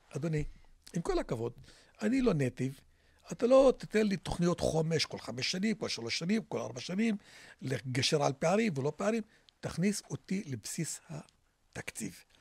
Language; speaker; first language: Hebrew; non-native, local second language; Arabic